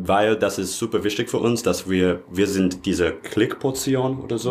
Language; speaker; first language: German; non-native, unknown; English